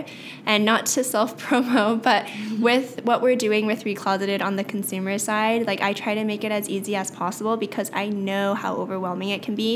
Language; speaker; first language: English; native; English